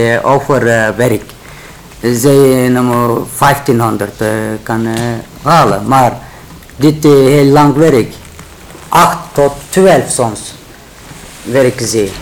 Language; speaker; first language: Dutch; non-native, learner; Turkish